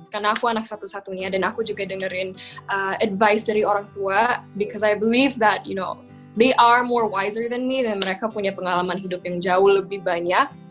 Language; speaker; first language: Indonesian; non-native, local second language; English